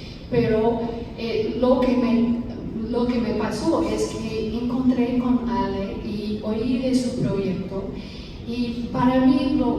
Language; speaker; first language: Spanish; non-native, fluent; English